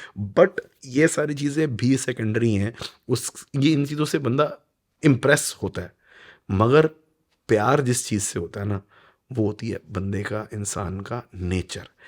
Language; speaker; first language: Hindi; native; Hindi